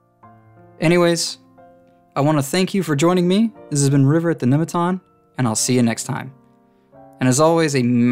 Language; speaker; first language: English; native; English